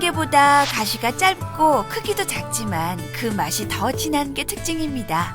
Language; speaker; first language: Korean; native; Korean